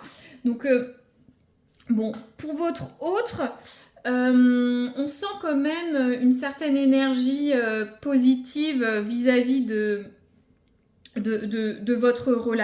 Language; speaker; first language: French; native; French